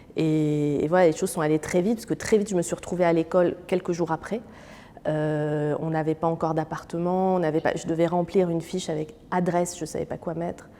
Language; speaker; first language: French; early bilingual, other home language; Arabic